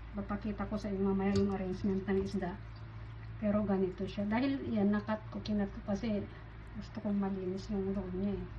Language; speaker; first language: Filipino; native; Filipino